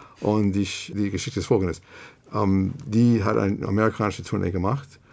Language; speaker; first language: German; non-native, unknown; English